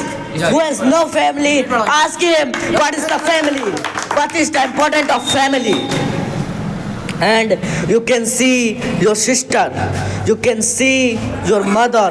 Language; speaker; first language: English; non-native, learner; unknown